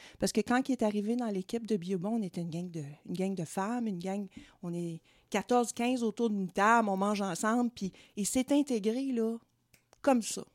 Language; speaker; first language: French; native; French